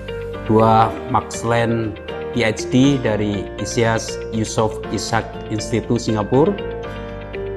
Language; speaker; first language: Indonesian; native; Indonesian